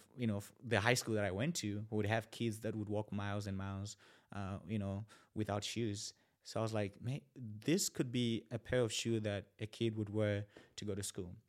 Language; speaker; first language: English; non-native, local second language; Shona